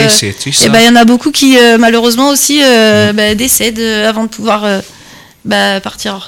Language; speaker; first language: French; native; French